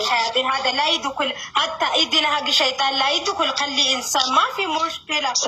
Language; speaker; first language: Arabic; non-native, learner; Oromo